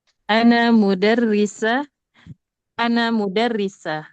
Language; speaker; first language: Arabic; non-native, learner; Indonesian